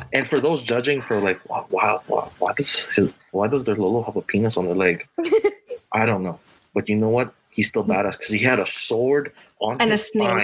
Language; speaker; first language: English; early bilingual, other home language; Filipino